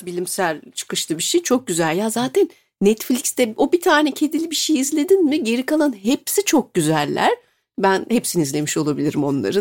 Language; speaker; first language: Turkish; native; Turkish